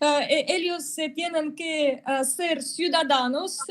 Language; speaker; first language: Spanish; non-native, fluent; Russian